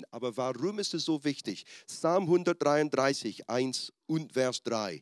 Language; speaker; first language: German; non-native, fluent; English